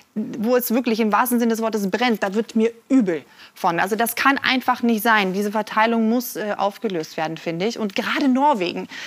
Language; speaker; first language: German; non-native, fluent; Norwegian